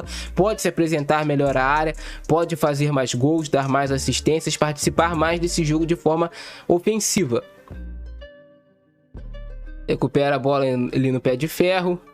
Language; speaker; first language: Portuguese; native; Portuguese